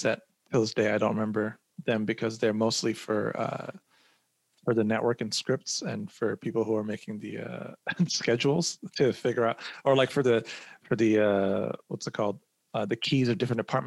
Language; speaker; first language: English; early bilingual, other home language; Somali